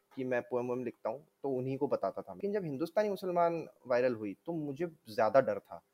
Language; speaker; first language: Hindi; native; Hindi